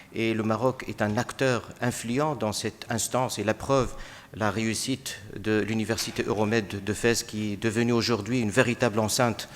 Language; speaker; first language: French; non-native, local second language; Arabic